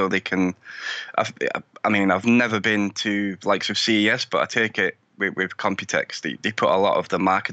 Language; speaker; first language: English; native; English